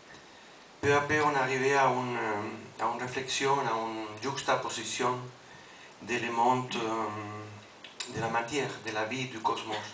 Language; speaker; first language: French; non-native, fluent; Spanish